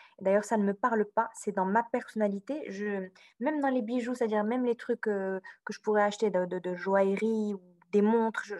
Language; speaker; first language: French; non-native, local second language; Arabic